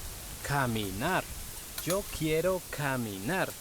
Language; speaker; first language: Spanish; non-native, fluent; English